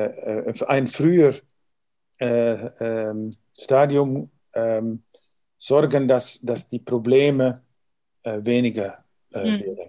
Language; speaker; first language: German; non-native, learner; Dutch